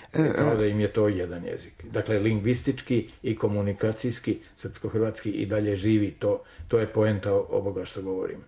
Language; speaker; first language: Serbian; native; Serbian